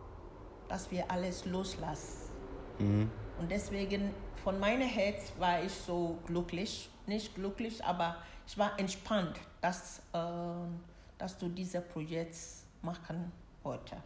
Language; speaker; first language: German; non-native, learner; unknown